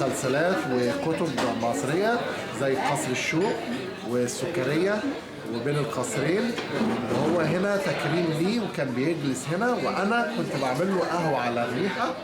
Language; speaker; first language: Arabic; native; Arabic